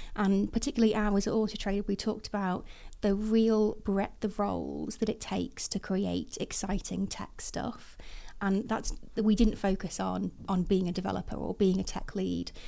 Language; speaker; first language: English; native; English